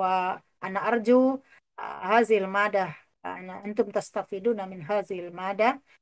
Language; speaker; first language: Arabic; non-native, fluent; Indonesian